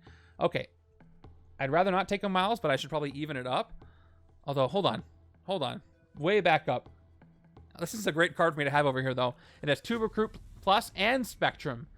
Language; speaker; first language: English; native; English